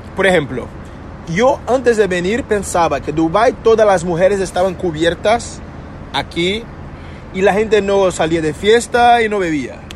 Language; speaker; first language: Spanish; non-native, fluent; Portuguese